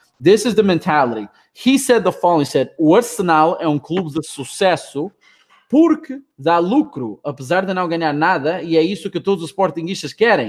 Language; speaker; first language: Portuguese; early bilingual, other home language; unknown